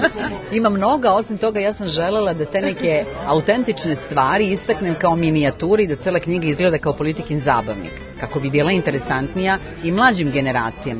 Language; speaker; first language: Serbian; native; Serbian